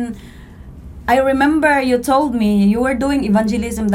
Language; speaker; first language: English; non-native, local second language; Cebuano